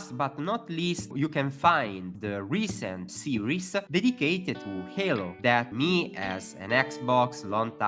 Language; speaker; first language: English; non-native, fluent; Italian